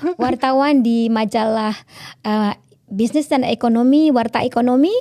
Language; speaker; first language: Indonesian; native; Indonesian